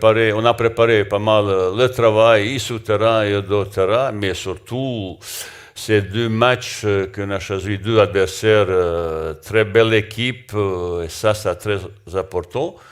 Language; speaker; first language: French; non-native, learner; Bosnian